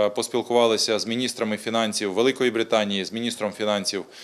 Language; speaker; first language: Ukrainian; native; Ukrainian